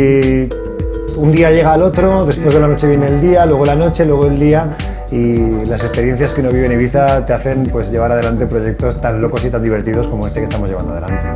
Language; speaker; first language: Spanish; native; Spanish